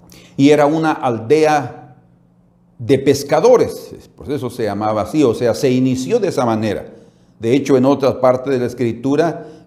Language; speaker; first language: Spanish; native; Spanish